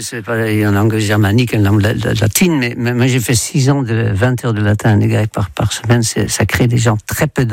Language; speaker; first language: French; non-native, fluent; Dutch